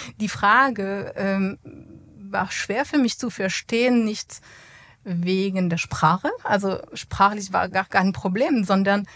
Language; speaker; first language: German; non-native, fluent; French